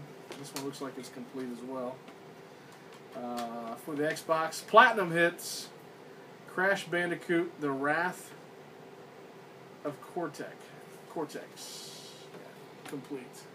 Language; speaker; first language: English; native; English